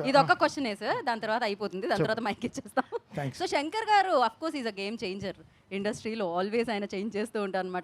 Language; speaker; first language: Telugu; native; Telugu